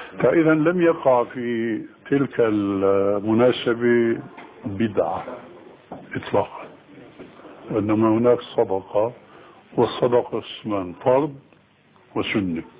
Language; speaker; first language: Arabic; early bilingual, other home language; Albanian